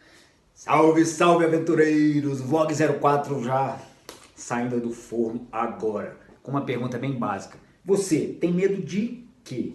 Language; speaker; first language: Portuguese; native; Portuguese